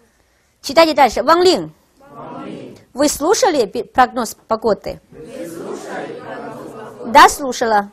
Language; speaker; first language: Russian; non-native, fluent; Chinese